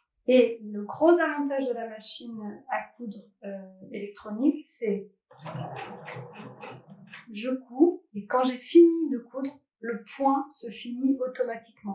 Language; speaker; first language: French; native; French